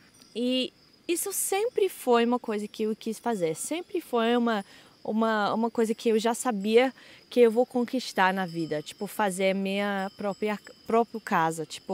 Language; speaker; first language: Portuguese; non-native, fluent; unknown